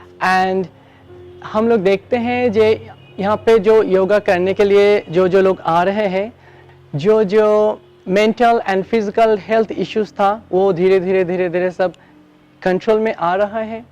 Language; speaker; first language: Hindi; non-native, fluent; Bangla